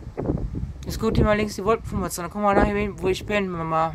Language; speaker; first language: German; native; German